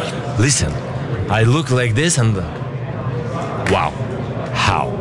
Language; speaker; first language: English; non-native, learner; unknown